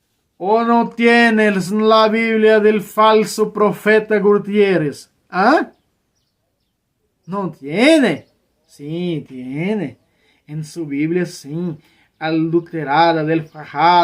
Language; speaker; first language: Spanish; non-native, learner; Portuguese